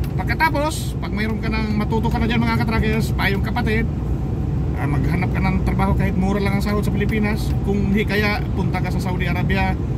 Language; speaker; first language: Filipino; non-native, local second language; Cebuano